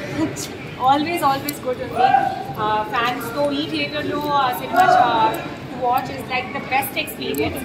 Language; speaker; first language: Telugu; non-native, learner; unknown